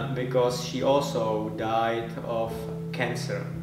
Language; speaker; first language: English; non-native, fluent; Czech